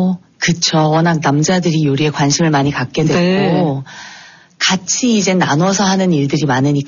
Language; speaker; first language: Korean; native; Korean